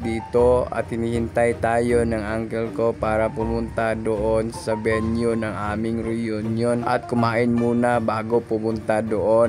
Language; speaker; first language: Filipino; non-native, local second language; Cebuano